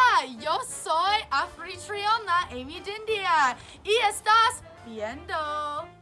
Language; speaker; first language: Spanish; non-native, learner; English